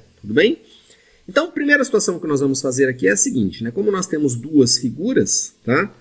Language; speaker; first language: Portuguese; native; Portuguese